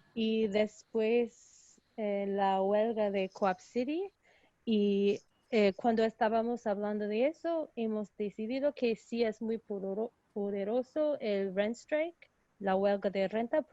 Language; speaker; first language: Spanish; early bilingual, heritage; Spanish